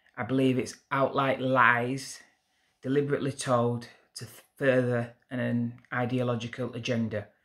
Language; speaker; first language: English; native; English